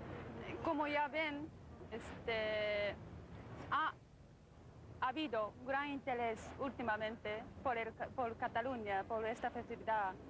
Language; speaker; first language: Spanish; non-native, fluent; Japanese